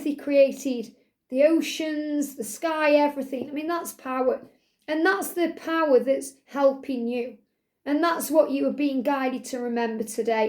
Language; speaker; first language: English; native; English